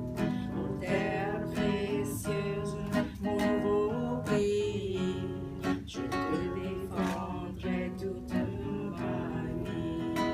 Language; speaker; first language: French; early bilingual, other home language; Vietnamese